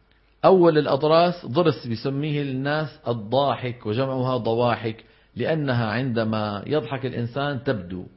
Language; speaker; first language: Arabic; native; Arabic